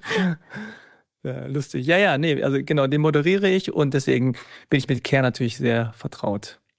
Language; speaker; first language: German; native; German